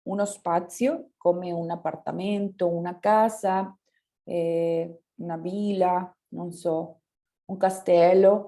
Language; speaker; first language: Italian; non-native, fluent; Spanish